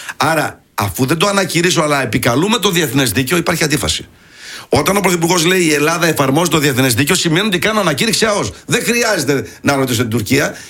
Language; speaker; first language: Greek; early bilingual, heritage; Greek